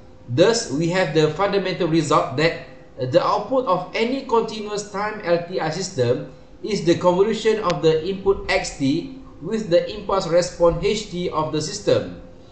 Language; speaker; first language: English; non-native, local second language; Malay